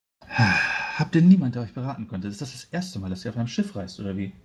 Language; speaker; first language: German; native; German